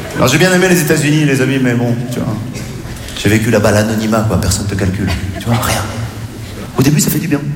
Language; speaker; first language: French; native; French